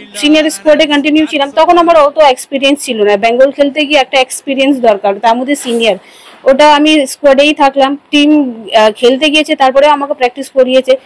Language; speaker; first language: Bangla; non-native, local second language; Hindi